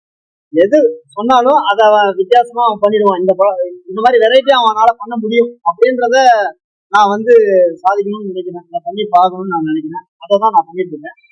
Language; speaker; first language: Tamil; native; Tamil